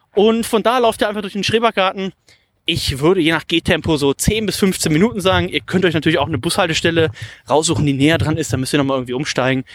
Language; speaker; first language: German; native; German